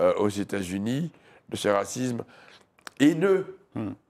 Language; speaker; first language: French; native; French